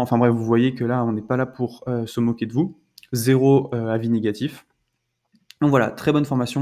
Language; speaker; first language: French; native; French